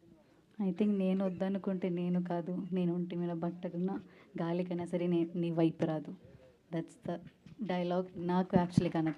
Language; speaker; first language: Telugu; non-native, learner; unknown